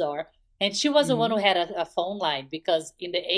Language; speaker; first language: English; non-native, fluent; Portuguese